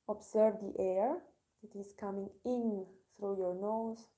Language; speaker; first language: English; non-native, fluent; Italian